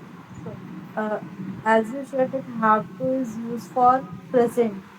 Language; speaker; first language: English; non-native, learner; Hindi